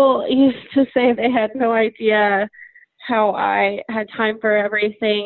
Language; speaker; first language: English; native; English